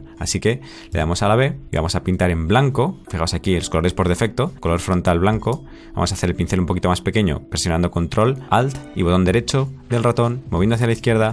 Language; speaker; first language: Spanish; native; Spanish